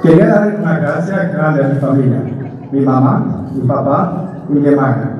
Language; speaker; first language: Spanish; early bilingual, heritage; Spanish